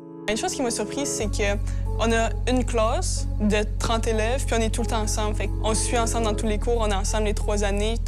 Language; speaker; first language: French; native; French